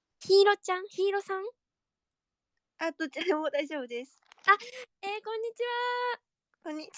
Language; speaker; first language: Japanese; native; Japanese